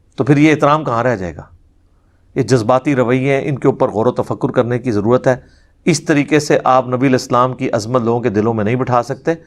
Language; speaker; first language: Urdu; non-native, local second language; Punjabi